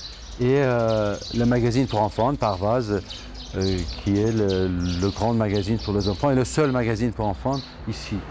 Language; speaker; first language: French; non-native, fluent; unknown